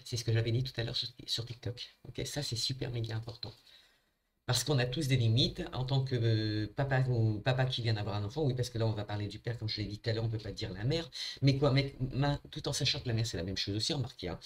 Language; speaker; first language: French; native; French